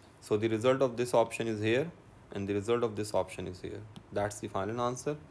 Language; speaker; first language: English; non-native, local second language; Urdu